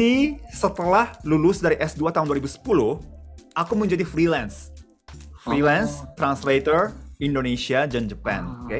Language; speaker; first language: Indonesian; non-native, fluent; Japanese